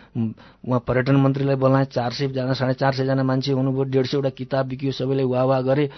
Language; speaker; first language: Nepali; native; Nepali